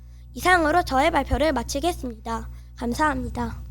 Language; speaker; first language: Korean; native; Korean